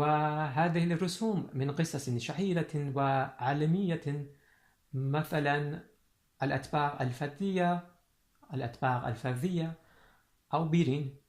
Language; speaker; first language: Arabic; non-native, fluent; Persian